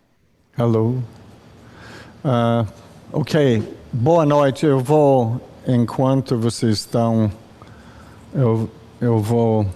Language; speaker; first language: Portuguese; non-native, fluent; English